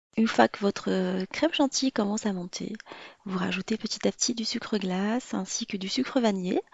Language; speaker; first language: French; non-native, local second language; Arabic